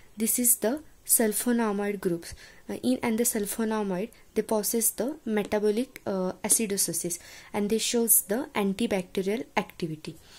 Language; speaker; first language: English; non-native, local second language; Marathi